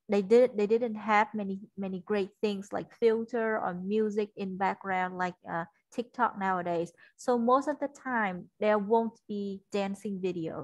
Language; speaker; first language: English; non-native, fluent; Vietnamese